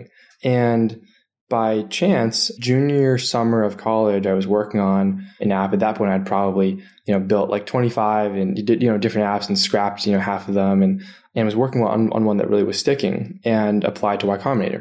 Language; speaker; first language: English; native; English